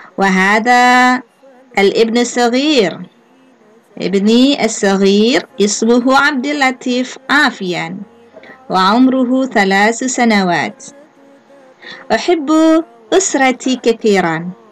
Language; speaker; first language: Arabic; non-native, fluent; Indonesian